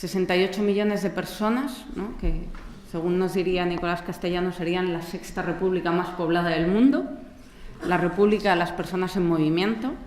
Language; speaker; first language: Spanish; native; Spanish